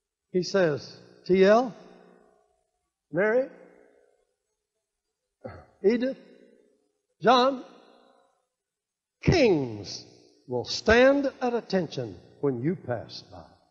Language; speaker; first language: English; native; English